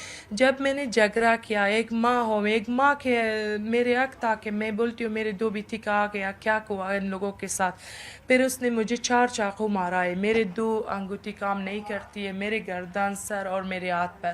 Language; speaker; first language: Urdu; non-native, learner; Persian